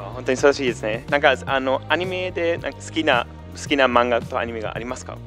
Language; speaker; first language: Japanese; non-native, fluent; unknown